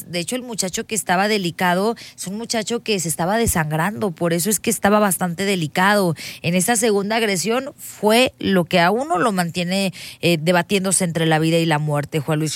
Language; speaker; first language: Spanish; native; Spanish